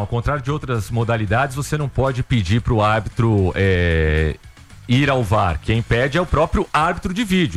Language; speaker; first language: Portuguese; native; Portuguese